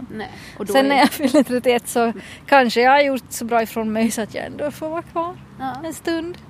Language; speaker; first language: Swedish; native; Swedish